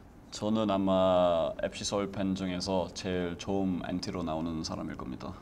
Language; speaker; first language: Korean; non-native, fluent; English